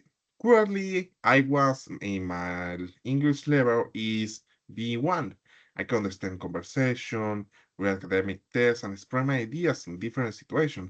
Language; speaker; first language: English; non-native, learner; Spanish